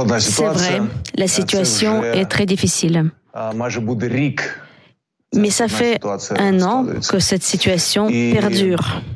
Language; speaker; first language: French; non-native, fluent; Ukrainian